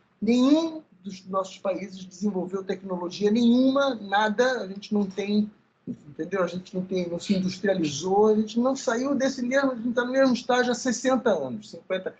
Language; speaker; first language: Portuguese; early bilingual, other home language; Spanish